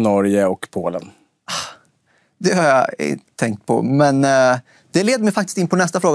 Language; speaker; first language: Swedish; native; Swedish